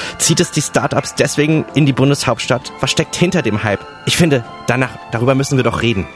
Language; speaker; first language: German; native; German